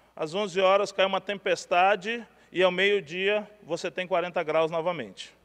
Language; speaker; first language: Portuguese; native; Portuguese